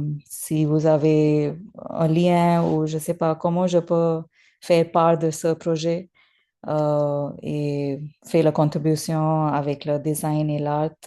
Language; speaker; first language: French; non-native, learner; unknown